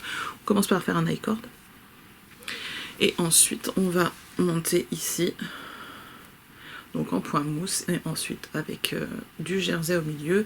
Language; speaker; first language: French; native; French